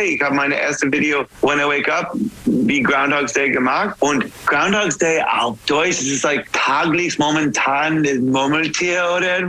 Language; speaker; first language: German; non-native, learner; English